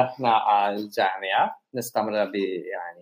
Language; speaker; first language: Arabic; non-native, learner; English